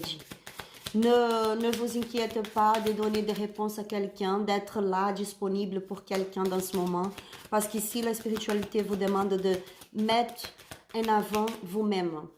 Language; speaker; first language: French; non-native, learner; Spanish